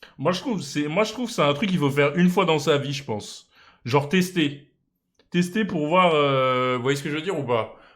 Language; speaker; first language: French; native; French